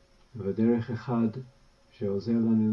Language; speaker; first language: Hebrew; non-native, fluent; English